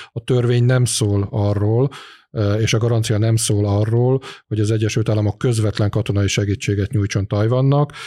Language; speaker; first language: Hungarian; native; Hungarian